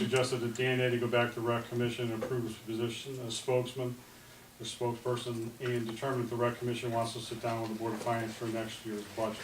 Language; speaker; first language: English; native; English